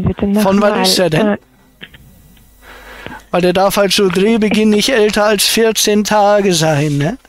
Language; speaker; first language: German; native; German